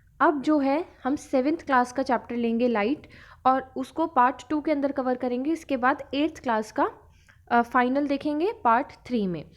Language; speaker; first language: Hindi; native; Hindi